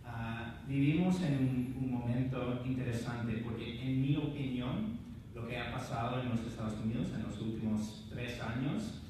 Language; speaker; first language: Spanish; non-native, fluent; English